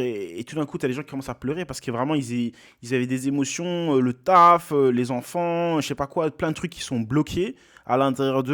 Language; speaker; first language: French; native; French